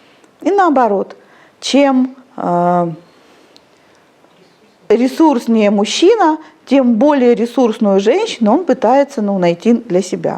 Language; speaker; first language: Russian; native; Russian